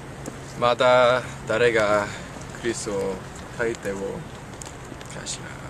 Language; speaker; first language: Japanese; non-native, learner; English